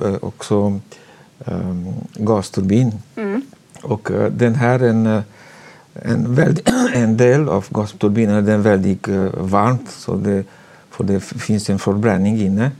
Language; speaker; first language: Swedish; non-native, fluent; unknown